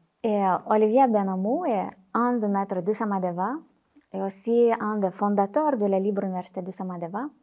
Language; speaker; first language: French; non-native, fluent; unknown